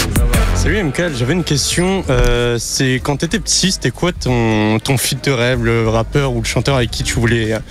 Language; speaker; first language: French; native; French